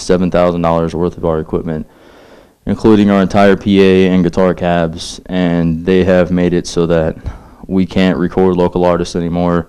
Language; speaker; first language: English; native; English